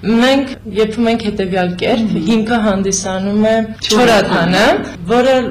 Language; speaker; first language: Armenian; native; Armenian